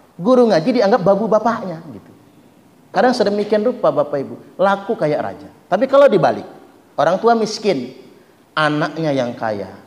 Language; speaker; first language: Indonesian; non-native, local second language; Malay